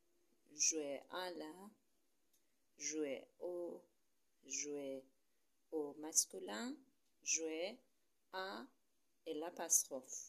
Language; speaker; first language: French; non-native, fluent; Persian